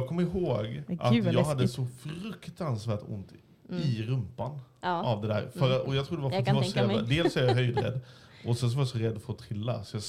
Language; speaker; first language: Swedish; native; Swedish